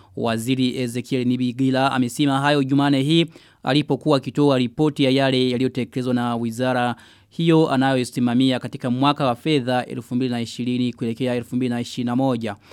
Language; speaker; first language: Swahili; non-native, local second language; Rundi